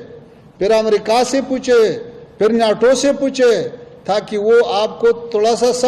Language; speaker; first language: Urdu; non-native, fluent; Pashto